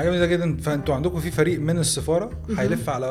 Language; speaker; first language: Arabic; native; Arabic